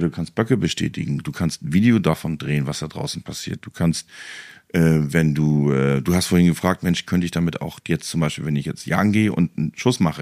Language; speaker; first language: German; native; German